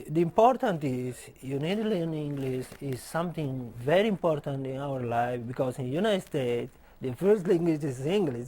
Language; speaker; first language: English; non-native, learner; Portuguese